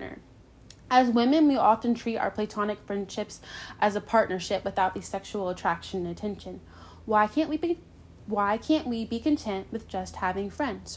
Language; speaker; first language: English; native; English